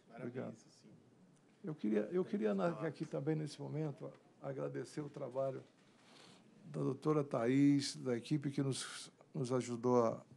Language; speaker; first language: Portuguese; native; Portuguese